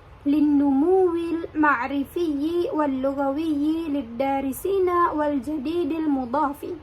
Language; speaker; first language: Arabic; non-native, learner; Indonesian